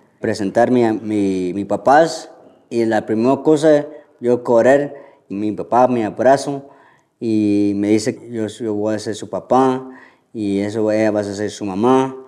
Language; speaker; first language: Spanish; early bilingual, heritage; Spanish